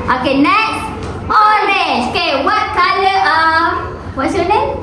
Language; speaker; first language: English; non-native, local second language; Malay